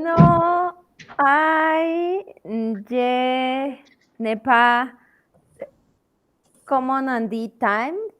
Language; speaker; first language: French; non-native, learner; Spanish